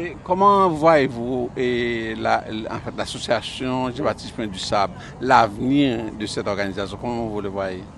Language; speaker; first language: French; non-native, local second language; Haitian Creole